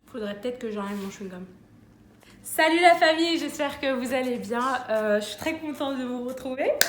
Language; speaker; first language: French; early bilingual, other home language; Arabic